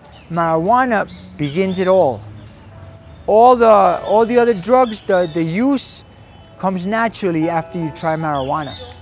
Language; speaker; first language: English; early bilingual, other home language; Spanish